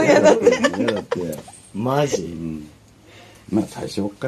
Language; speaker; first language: Japanese; native; Japanese